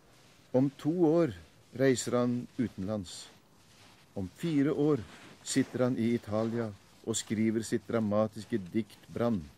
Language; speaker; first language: Norwegian; native; Norwegian